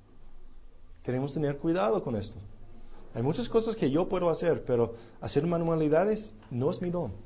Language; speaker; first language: Spanish; non-native, fluent; English